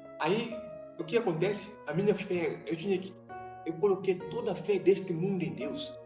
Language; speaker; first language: Portuguese; non-native, fluent; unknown